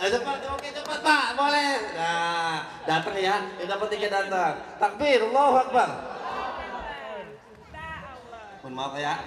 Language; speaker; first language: Indonesian; native; Indonesian